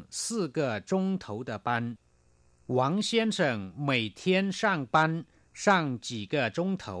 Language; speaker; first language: Chinese; non-native, fluent; Thai